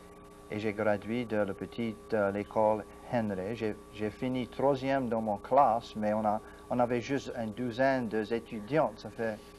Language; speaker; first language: French; non-native, local second language; English